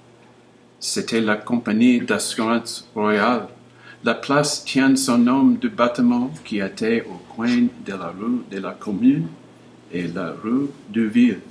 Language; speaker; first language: French; non-native, learner; English